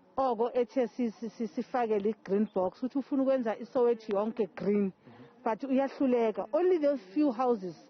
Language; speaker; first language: Zulu; native; Zulu